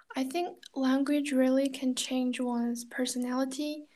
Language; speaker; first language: English; non-native, learner; Kazakh